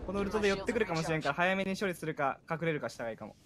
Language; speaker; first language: Japanese; native; Japanese